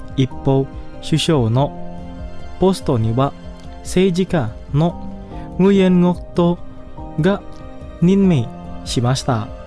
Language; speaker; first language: Japanese; non-native, fluent; Indonesian